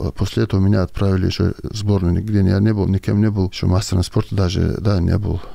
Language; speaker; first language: Russian; non-native, local second language; Avaric